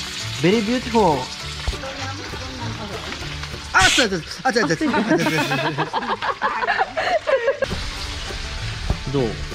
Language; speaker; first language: Japanese; native; Japanese